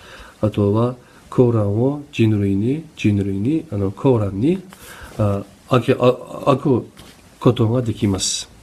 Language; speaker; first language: Japanese; non-native, fluent; Uyghur